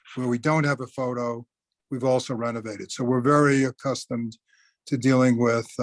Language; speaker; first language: English; native; English